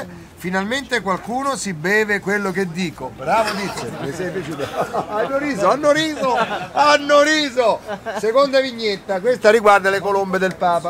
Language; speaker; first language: Italian; native; Italian